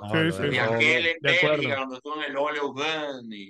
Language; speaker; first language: Spanish; native; Spanish